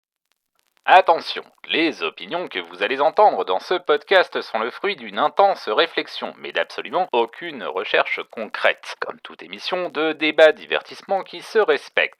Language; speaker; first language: French; native; French